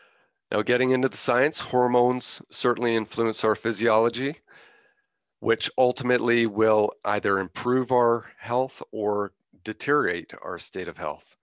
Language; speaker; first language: English; native; English